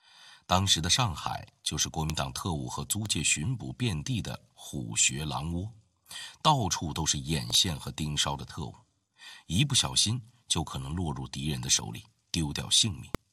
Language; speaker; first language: Chinese; native; Chinese